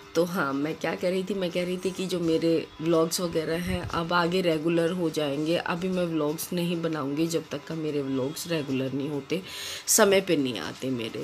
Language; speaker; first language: Hindi; native; Hindi